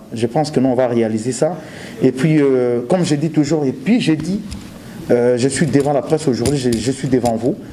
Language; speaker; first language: French; non-native, local second language; Lingala